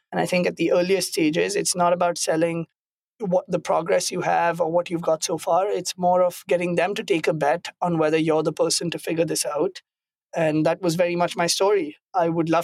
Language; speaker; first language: English; non-native, local second language; Hindi